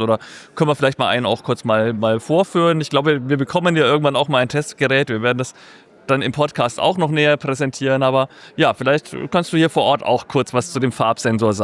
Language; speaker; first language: German; native; German